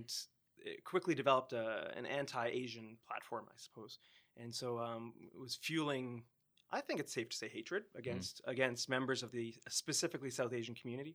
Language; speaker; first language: English; native; English